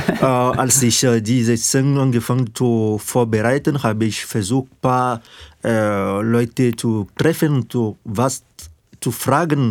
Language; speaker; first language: German; non-native, fluent; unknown